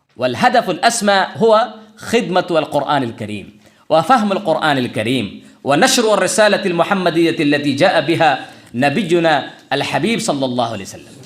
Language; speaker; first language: Arabic; non-native, fluent; Urdu